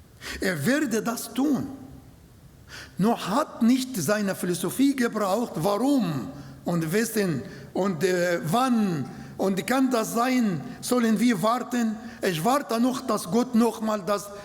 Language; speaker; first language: German; non-native, learner; Arabic